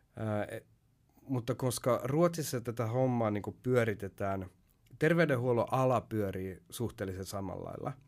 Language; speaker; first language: Finnish; early bilingual, heritage; Finnish